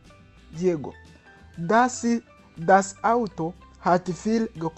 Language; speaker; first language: German; non-native, learner; Kinyarwanda